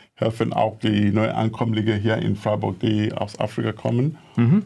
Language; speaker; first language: German; non-native, fluent; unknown